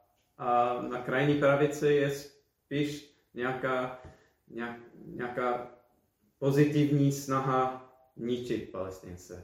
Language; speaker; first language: Czech; non-native, fluent; English